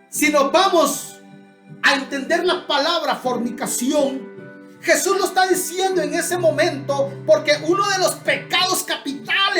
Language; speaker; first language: Spanish; native; Spanish